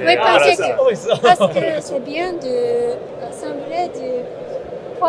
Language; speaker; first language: French; non-native, learner; Japanese